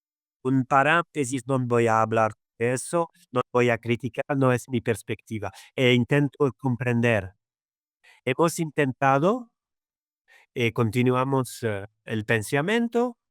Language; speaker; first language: Spanish; non-native, fluent; Arabic